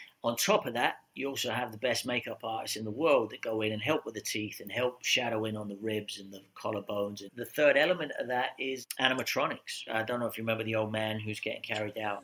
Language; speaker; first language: English; native; English